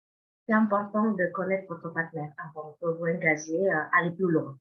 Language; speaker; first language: French; non-native, fluent; Indonesian